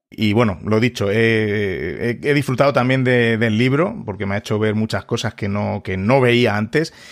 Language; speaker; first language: Spanish; native; Spanish